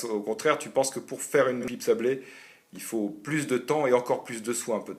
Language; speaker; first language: French; native; French